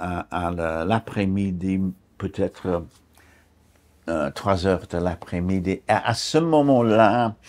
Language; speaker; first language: French; non-native, fluent; English